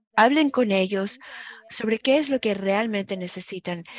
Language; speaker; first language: Spanish; non-native, fluent; German